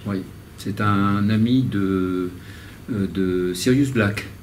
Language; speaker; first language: French; native; French